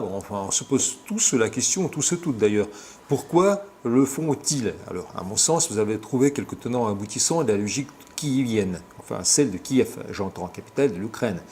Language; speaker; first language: French; non-native, fluent; Russian